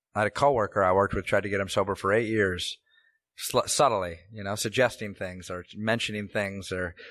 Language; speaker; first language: English; native; English